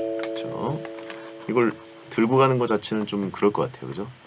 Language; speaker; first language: Korean; native; Korean